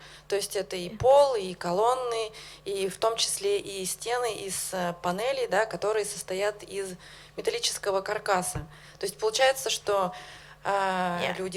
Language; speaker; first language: Russian; native; Russian